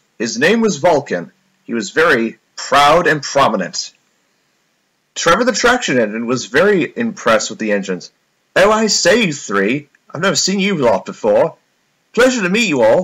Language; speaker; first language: English; native; English